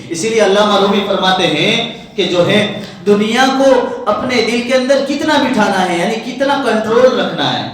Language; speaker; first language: Urdu; non-native, local second language; Gujarati